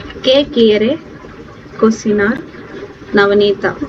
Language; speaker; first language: Spanish; non-native, fluent; Telugu